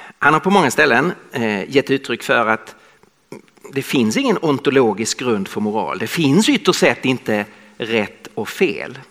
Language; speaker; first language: Swedish; native; Swedish